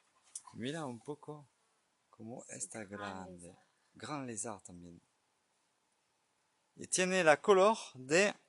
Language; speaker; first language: Spanish; non-native, learner; French